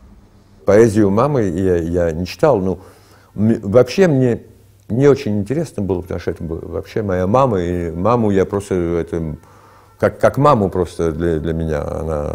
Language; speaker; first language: Russian; early bilingual, heritage; Russian